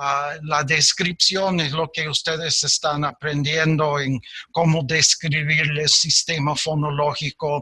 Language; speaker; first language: Spanish; non-native, fluent; English